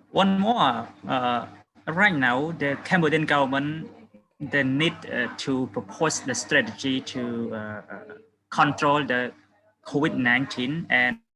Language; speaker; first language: English; non-native, fluent; Khmer